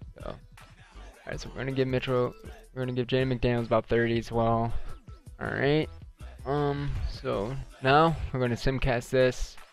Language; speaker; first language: English; native; English